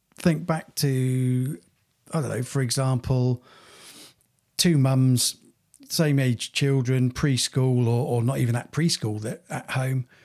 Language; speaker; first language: English; native; English